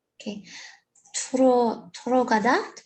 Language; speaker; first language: Korean; non-native, learner; Arabic